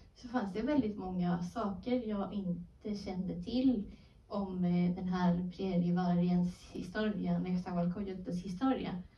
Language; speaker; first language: Swedish; non-native, fluent; Spanish